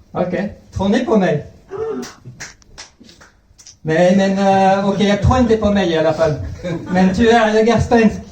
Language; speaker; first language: Swedish; non-native, fluent; French